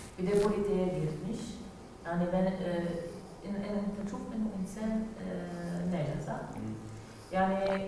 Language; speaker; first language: Turkish; non-native, learner; Arabic